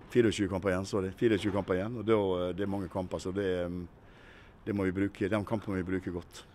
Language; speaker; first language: Norwegian; native; Norwegian